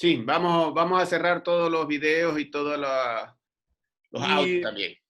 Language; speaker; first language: Spanish; native; Spanish